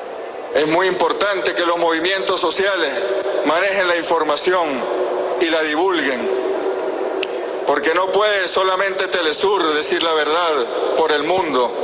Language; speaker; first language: Spanish; native; Spanish